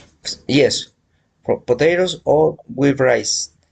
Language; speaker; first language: English; non-native, learner; Spanish